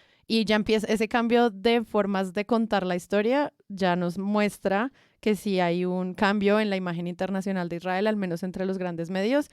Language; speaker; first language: Spanish; native; Spanish